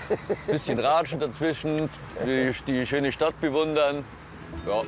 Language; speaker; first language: German; native; German